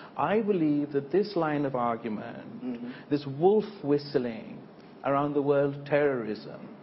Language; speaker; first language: English; non-native, local second language; Urdu